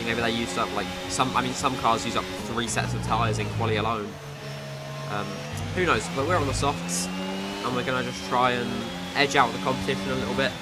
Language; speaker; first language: English; native; English